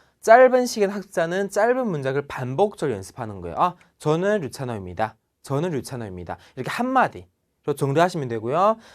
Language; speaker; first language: Korean; non-native, fluent; Chinese